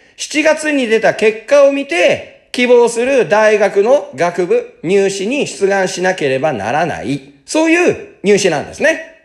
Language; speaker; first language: Japanese; native; Japanese